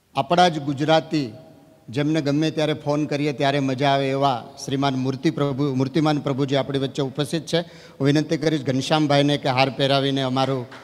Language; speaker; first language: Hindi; non-native, local second language; Gujarati